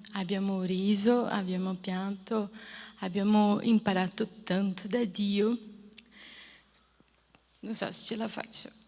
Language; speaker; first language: Italian; non-native, fluent; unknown